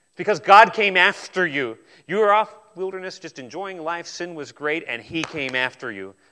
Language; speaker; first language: English; native; English